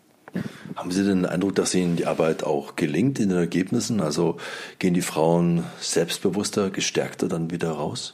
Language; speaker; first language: German; native; German